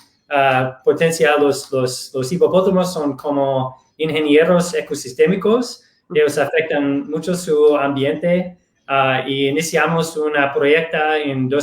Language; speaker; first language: Spanish; non-native, fluent; English